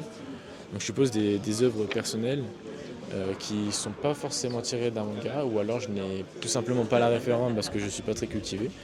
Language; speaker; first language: French; native; French